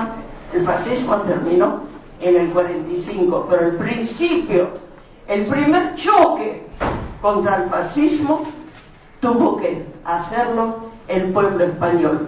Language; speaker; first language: Spanish; non-native, fluent; Russian